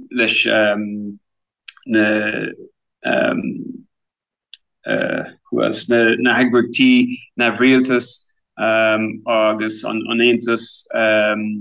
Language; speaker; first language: Irish; non-native, local second language; English